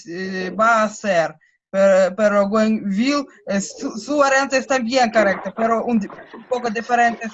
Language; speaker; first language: Spanish; non-native, learner; Russian